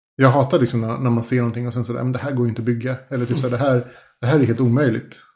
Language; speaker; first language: Swedish; early bilingual, other home language; Spanish